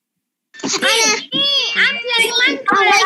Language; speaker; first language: English; non-native, learner; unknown